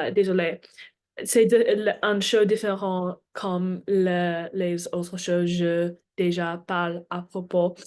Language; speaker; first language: French; non-native, learner; English